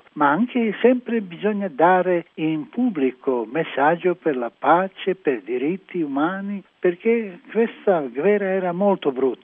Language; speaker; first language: Italian; non-native, learner; Croatian